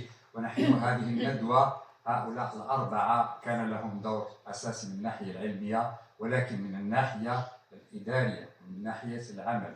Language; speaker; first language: Arabic; native; Arabic